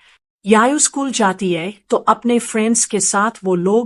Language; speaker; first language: Hindi; native; Hindi